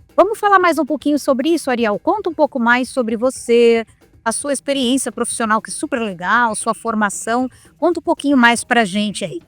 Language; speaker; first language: Portuguese; native; Portuguese